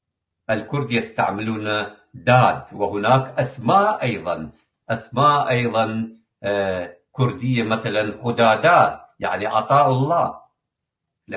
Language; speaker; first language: Arabic; non-native, local second language; Kurdish